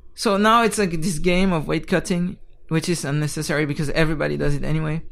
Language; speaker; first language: English; non-native, fluent; French